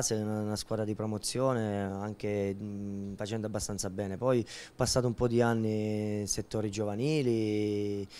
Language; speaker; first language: Italian; native; Italian